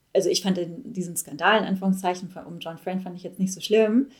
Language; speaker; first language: German; native; German